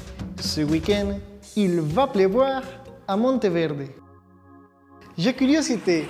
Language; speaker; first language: French; non-native, fluent; Spanish